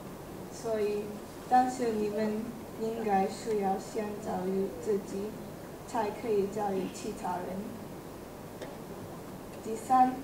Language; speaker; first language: Chinese; non-native, learner; Indonesian